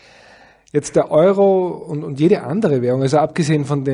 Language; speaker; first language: German; native; German